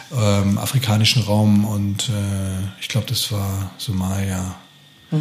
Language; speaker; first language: German; native; German